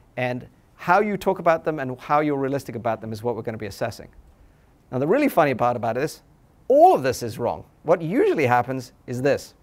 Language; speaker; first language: English; native; English